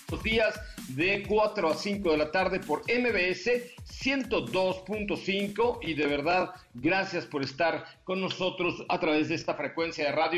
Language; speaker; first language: Spanish; native; Spanish